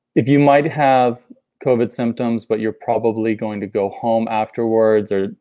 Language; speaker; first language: English; native; English